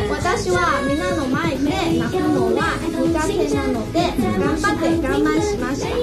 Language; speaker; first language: Japanese; non-native, learner; Chinese